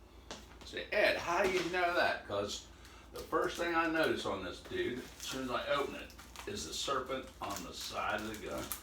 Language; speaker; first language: English; native; English